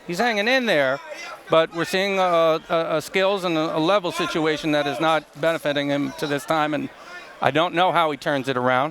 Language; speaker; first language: English; native; English